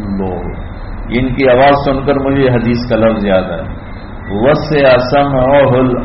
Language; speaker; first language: Urdu; native; Urdu